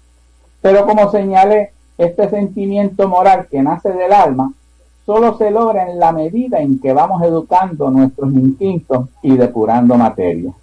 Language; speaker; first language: Spanish; native; Spanish